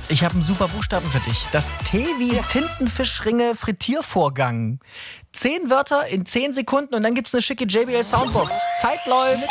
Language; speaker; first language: German; native; German